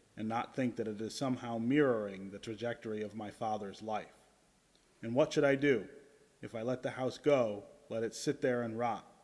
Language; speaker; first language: English; native; English